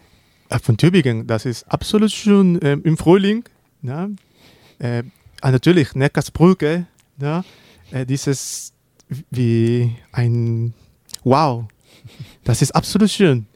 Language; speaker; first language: German; non-native, learner; Spanish